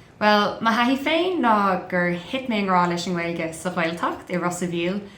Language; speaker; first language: Irish; non-native, local second language; English